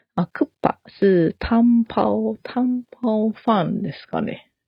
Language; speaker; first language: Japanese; non-native, fluent; Chinese